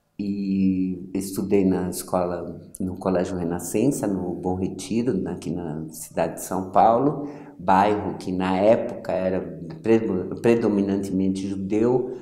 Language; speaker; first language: Portuguese; early bilingual, other home language; Yiddish